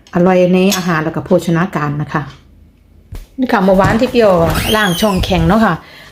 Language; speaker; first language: Thai; native; Thai